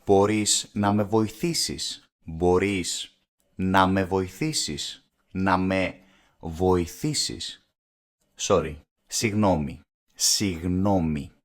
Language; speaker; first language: Greek; non-native, learner; English